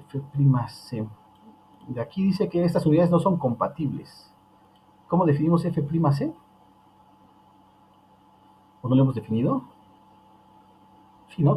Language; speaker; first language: Spanish; native; Spanish